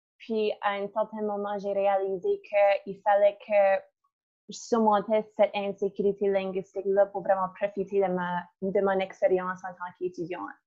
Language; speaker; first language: French; non-native, local second language; English